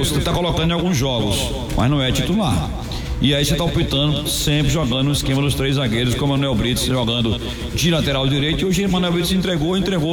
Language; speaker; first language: Portuguese; native; Portuguese